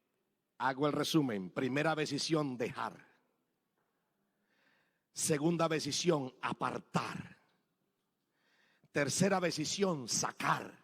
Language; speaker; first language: Spanish; native; Spanish